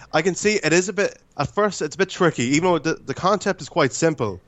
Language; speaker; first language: English; native; English